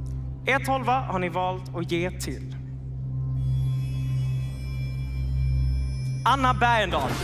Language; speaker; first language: Swedish; native; Swedish